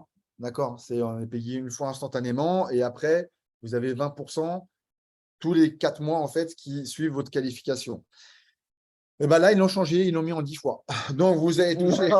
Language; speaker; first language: French; native; French